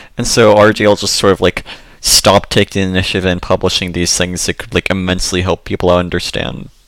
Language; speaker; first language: English; native; English